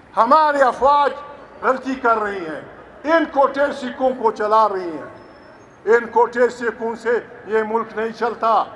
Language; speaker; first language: Urdu; non-native, local second language; Pashto